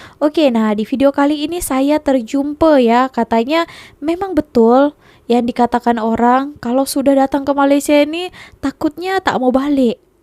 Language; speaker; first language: Indonesian; native; Indonesian